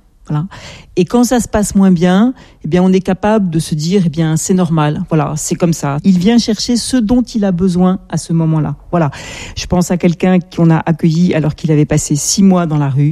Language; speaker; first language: French; native; French